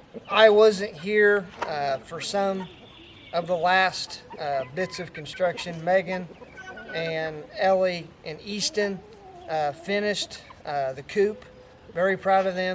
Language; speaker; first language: English; native; English